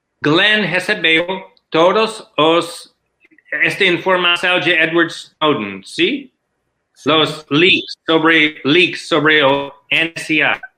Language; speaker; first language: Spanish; non-native, learner; English